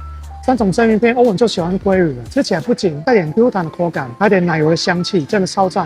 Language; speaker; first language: Chinese; native; Chinese